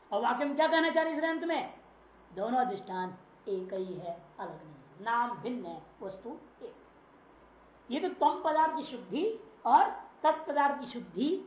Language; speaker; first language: Hindi; non-native, local second language; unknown